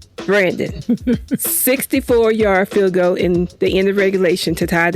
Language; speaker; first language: English; native; English